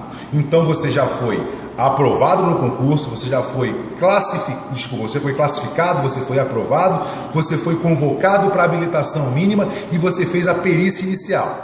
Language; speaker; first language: Portuguese; native; Portuguese